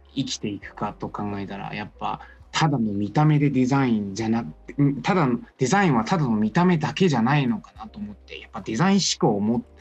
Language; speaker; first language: Japanese; non-native, fluent; Chinese